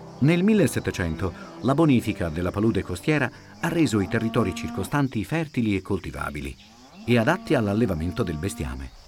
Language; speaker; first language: Italian; native; Italian